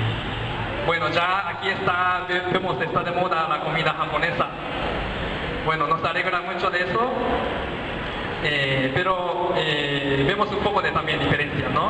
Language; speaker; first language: Spanish; non-native, learner; Japanese